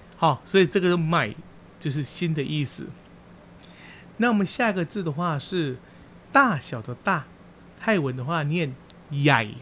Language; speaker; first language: Chinese; early bilingual, heritage; Chinese